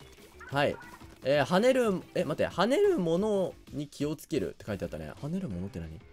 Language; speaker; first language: Japanese; native; Japanese